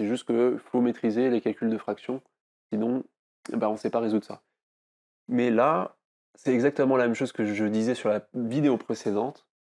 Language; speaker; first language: French; native; French